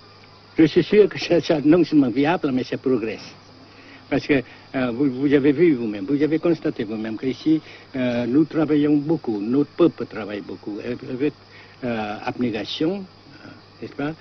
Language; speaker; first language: French; non-native, local second language; Vietnamese